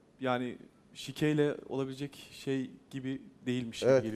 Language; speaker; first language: Turkish; native; Turkish